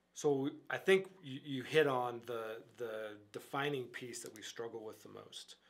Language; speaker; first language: English; native; English